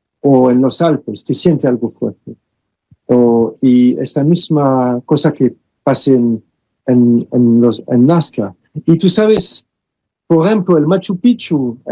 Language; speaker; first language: Spanish; non-native, fluent; French